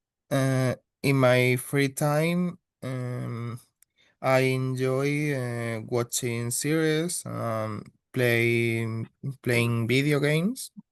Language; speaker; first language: English; non-native, learner; Spanish